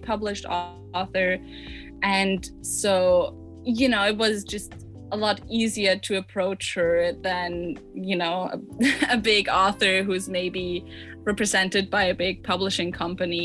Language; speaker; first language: English; non-native, fluent; German